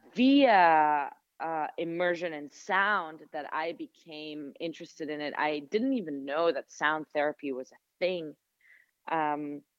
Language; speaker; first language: English; non-native, fluent; Hebrew